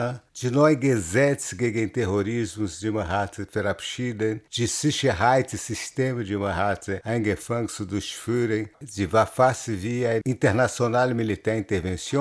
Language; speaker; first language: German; non-native, learner; Portuguese